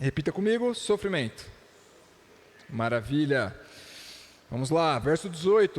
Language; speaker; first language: Portuguese; native; Portuguese